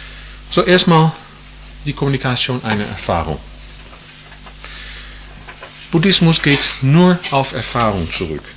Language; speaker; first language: German; non-native, fluent; English